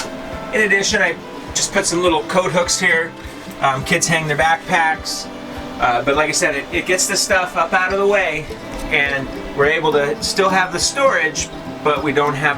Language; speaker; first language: English; native; English